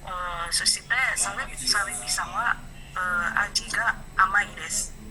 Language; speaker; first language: Japanese; non-native, learner; Indonesian